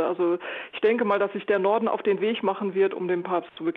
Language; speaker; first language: German; native; German